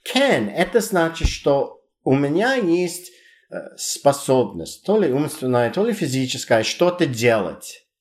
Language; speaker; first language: Russian; non-native, fluent; English